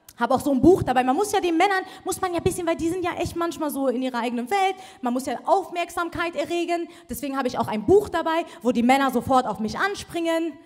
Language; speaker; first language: German; early bilingual, other home language; Persian